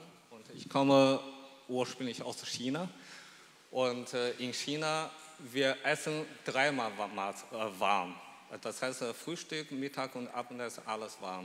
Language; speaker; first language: German; non-native, fluent; Chinese